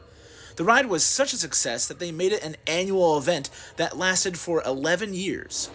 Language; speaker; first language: English; native; English